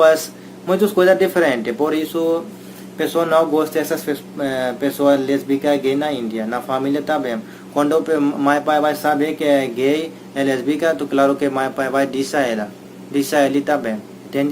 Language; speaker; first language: Portuguese; non-native, learner; Hindi